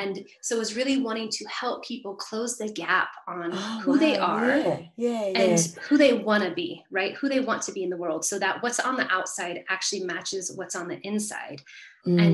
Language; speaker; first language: English; native; English